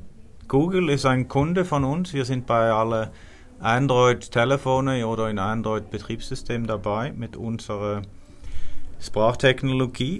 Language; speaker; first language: German; non-native, fluent; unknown